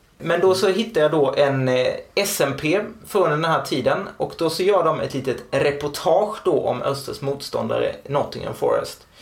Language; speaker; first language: Swedish; native; Swedish